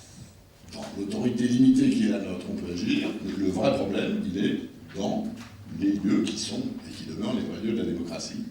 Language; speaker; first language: French; native; French